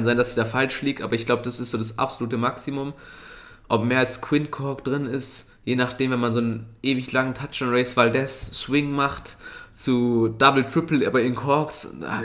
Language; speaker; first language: German; native; German